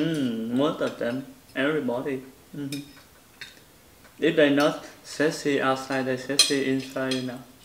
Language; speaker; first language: English; non-native, learner; Vietnamese